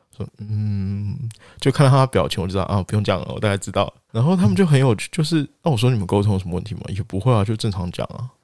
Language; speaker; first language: Chinese; non-native, local second language; Wu Chinese